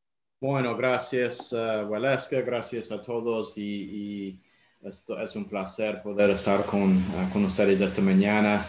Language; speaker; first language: Spanish; non-native, fluent; English